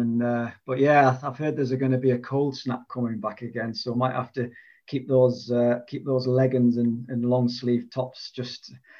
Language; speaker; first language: English; native; English